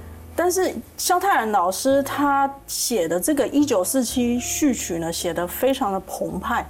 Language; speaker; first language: Chinese; native; Chinese